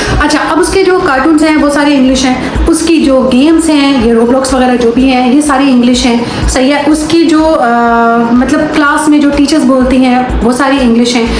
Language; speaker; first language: Urdu; native; Urdu